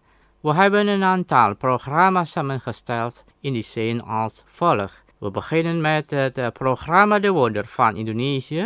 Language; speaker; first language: Dutch; non-native, learner; Indonesian